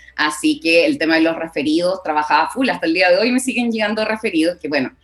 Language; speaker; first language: Spanish; native; Spanish